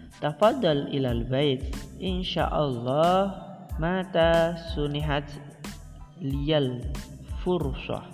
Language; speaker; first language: Arabic; non-native, learner; Indonesian